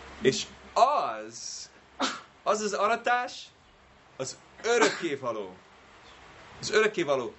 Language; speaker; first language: Hungarian; non-native, fluent; English